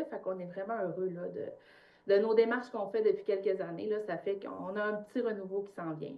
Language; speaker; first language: French; native; French